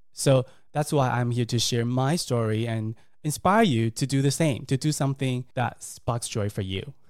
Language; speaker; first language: English; non-native, fluent; Chinese